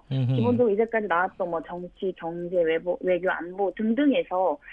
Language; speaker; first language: Korean; native; Korean